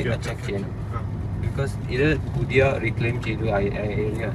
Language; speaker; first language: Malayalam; early bilingual, heritage; Malayalam